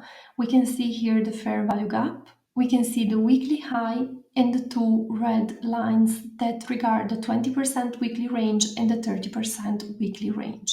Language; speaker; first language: English; non-native, fluent; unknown